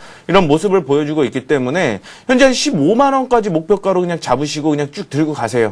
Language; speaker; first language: Korean; native; Korean